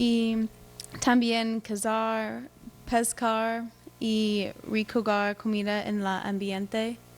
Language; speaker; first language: Spanish; non-native, learner; English